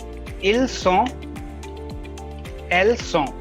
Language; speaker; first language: French; non-native, fluent; Hindi